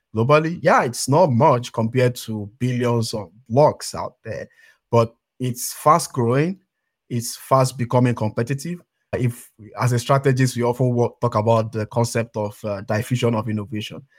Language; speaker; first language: English; non-native, local second language; Yoruba